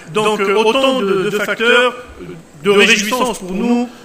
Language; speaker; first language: French; non-native, local second language; Arabic